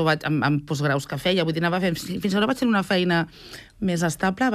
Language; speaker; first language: Catalan; native; Catalan